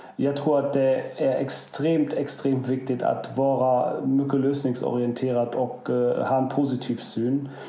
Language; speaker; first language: Swedish; non-native, fluent; German